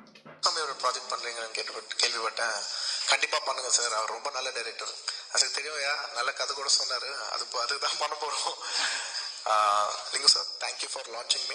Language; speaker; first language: Tamil; non-native, local second language; Telugu